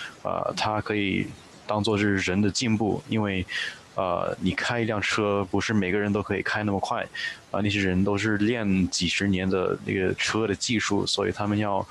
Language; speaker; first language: Chinese; early bilingual, heritage; Chinese